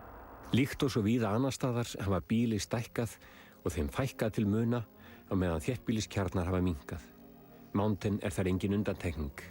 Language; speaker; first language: Icelandic; native; Icelandic